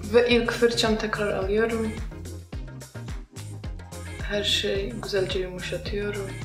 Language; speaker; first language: Turkish; non-native, fluent; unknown